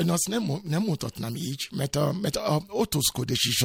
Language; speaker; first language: Hungarian; non-native, fluent; Yoruba